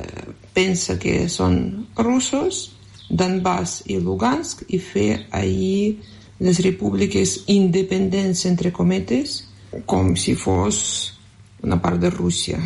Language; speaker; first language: Catalan; non-native, fluent; Russian